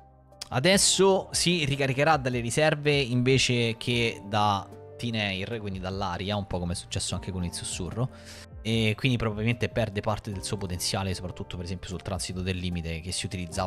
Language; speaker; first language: Italian; native; Italian